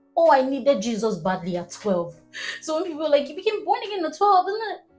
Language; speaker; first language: English; non-native, local second language; Igbo